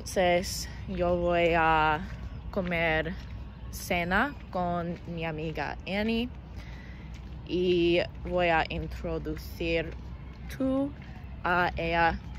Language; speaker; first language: Spanish; non-native, learner; English